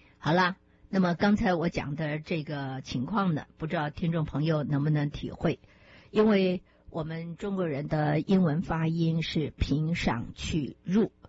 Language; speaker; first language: Chinese; native; Chinese